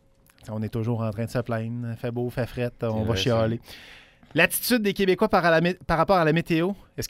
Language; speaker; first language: French; native; French